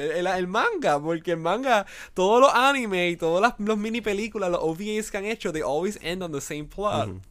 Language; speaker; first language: Spanish; early bilingual, heritage; Spanish